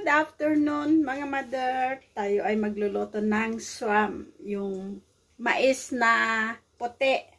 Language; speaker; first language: Filipino; non-native, local second language; Iloko